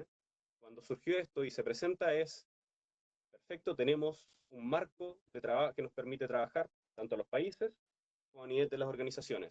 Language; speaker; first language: Spanish; native; Spanish